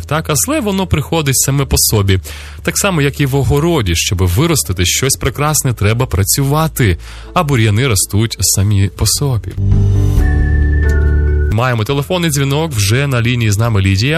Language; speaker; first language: Ukrainian; native; Ukrainian